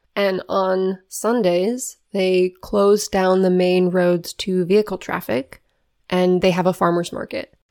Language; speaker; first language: English; native; English